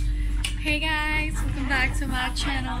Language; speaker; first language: English; non-native, fluent; Indonesian